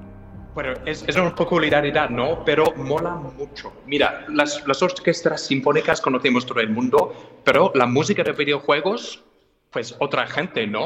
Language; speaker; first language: Spanish; non-native, fluent; English